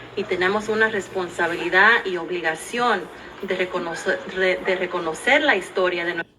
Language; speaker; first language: Spanish; early bilingual, other home language; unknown